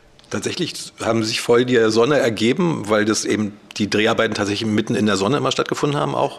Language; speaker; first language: German; native; German